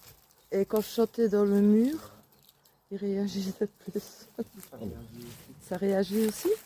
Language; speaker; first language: French; native; French